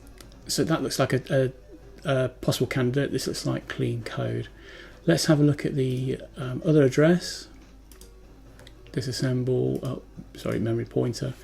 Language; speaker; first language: English; native; English